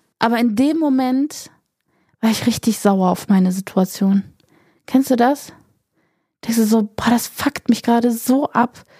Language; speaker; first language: German; native; German